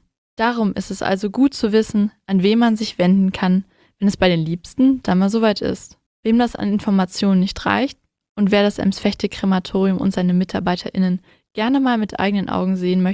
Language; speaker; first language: German; native; German